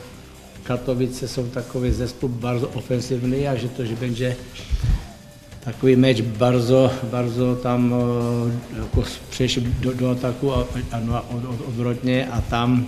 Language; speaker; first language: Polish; non-native, learner; Czech